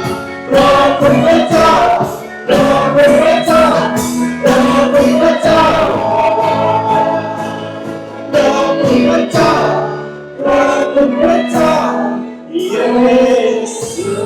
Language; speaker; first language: Thai; native; Thai